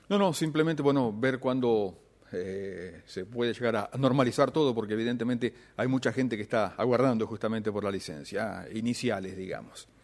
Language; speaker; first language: Spanish; native; Spanish